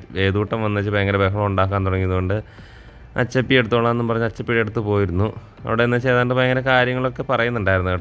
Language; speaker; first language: Malayalam; native; Malayalam